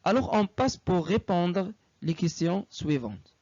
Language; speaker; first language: French; non-native, local second language; Arabic